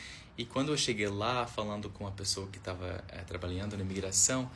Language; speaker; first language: Portuguese; non-native, fluent; English